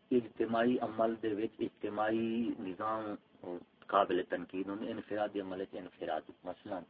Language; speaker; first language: Urdu; non-native, local second language; Punjabi